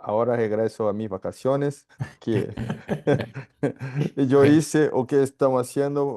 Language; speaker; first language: Spanish; non-native, fluent; Portuguese